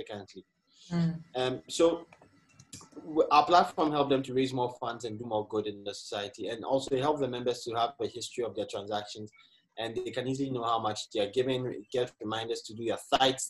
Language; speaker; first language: English; non-native, local second language; Akan